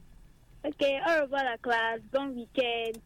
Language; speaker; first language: French; non-native, learner; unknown